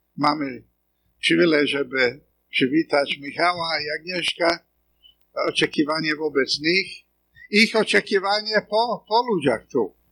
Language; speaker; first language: Polish; non-native, fluent; English